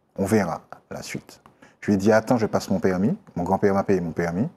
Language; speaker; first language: French; native; French